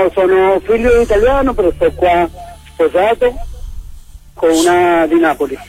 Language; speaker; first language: Italian; non-native, learner; Spanish